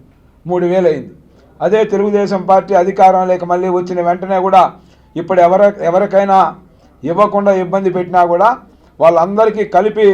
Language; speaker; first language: Telugu; native; Telugu